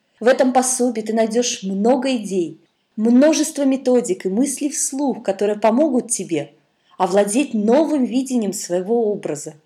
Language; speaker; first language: Russian; native; Russian